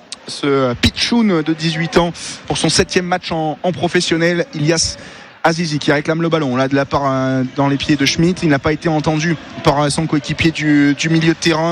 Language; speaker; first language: French; native; French